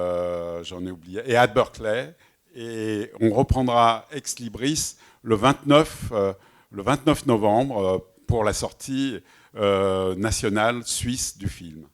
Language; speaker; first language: French; native; French